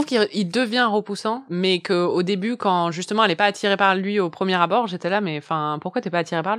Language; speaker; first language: French; native; French